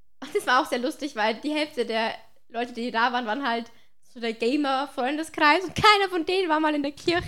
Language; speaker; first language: German; native; German